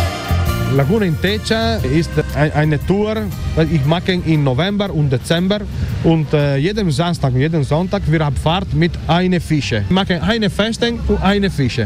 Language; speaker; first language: German; non-native, learner; Italian